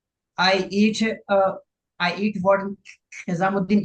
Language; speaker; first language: English; non-native, learner; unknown